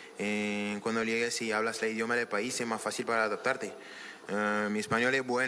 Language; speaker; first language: Spanish; non-native, learner; French